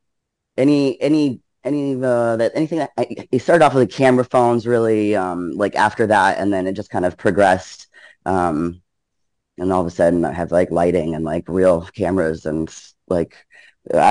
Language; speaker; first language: English; native; English